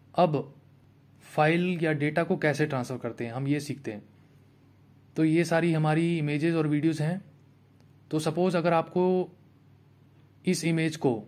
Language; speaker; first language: Hindi; native; Hindi